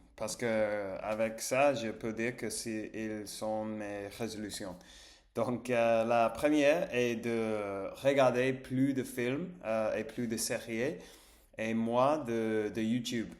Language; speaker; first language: French; non-native, learner; English